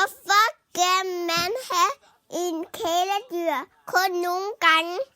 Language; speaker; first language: Danish; early bilingual, other home language; Vietnamese